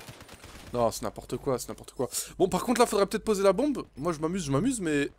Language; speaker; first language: French; native; French